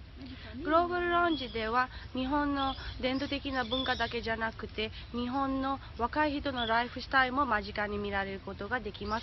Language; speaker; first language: Japanese; non-native, learner; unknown